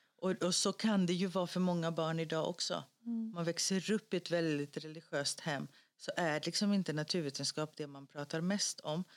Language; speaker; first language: Swedish; early bilingual, other home language; Greek